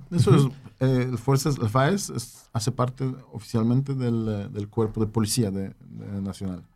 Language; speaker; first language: Spanish; non-native, fluent; Polish